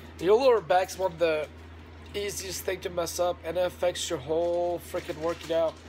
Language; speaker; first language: English; early bilingual, other home language; Russian